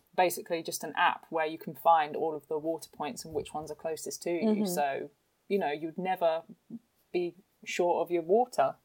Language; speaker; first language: English; native; English